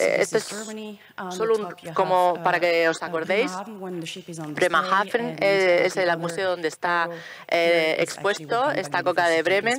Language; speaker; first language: Spanish; non-native, fluent; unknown